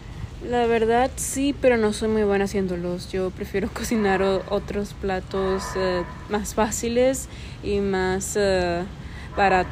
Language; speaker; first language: Spanish; early bilingual, other home language; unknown